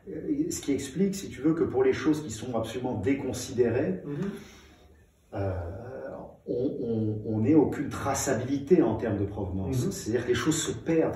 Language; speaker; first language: French; native; French